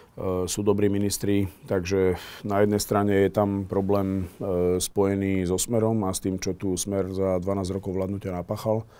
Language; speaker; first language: Slovak; native; Slovak